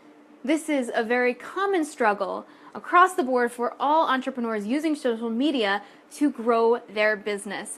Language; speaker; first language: English; native; English